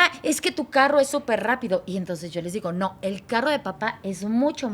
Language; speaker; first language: Spanish; native; Spanish